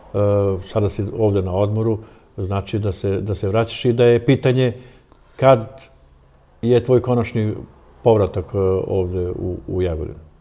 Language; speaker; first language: Croatian; native; Croatian